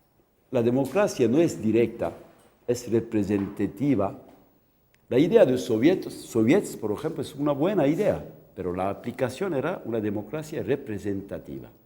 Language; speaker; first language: Spanish; non-native, local second language; Kurdish